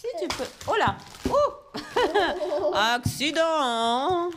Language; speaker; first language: French; native; French